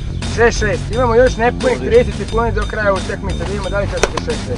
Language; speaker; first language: Serbian; native; Serbian